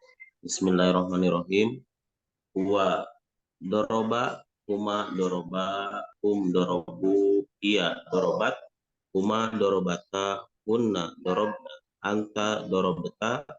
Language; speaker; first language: Arabic; non-native, learner; Indonesian